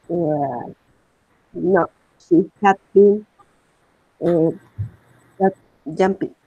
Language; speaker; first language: English; non-native, learner; Spanish